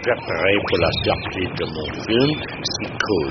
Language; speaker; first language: French; non-native, learner; English